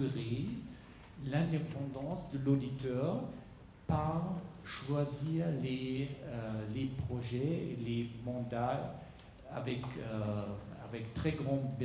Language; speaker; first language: French; non-native, fluent; German